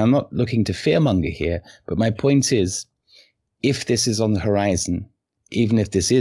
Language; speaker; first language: English; native; English